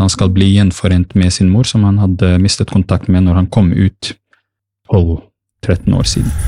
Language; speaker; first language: Norwegian; early bilingual, other home language; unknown